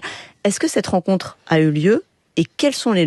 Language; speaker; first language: French; native; French